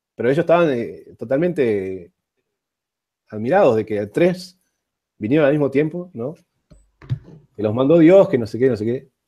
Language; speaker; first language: Spanish; native; Spanish